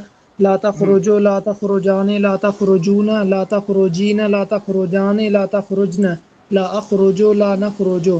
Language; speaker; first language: Arabic; non-native, learner; Urdu